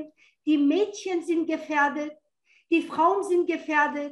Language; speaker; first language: German; non-native, fluent; Persian